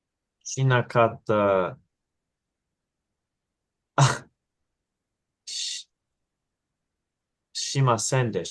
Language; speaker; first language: Japanese; non-native, learner; English